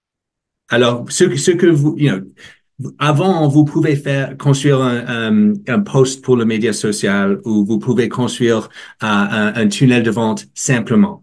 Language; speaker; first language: French; non-native, learner; English